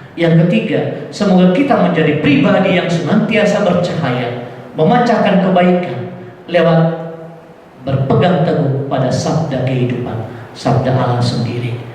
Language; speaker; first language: Indonesian; non-native, local second language; Batak Toba